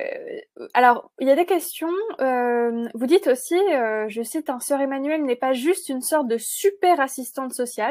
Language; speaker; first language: French; native; French